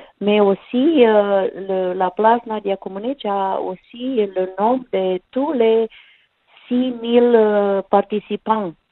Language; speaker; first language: French; non-native, learner; Romanian